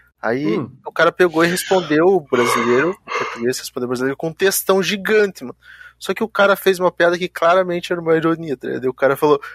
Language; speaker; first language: Portuguese; native; Portuguese